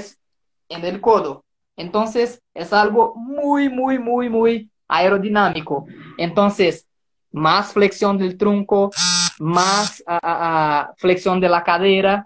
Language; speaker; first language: Spanish; non-native, fluent; Portuguese